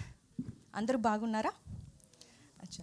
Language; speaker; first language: Telugu; non-native, learner; Tamil